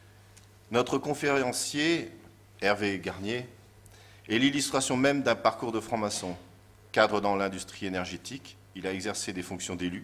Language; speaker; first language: French; native; French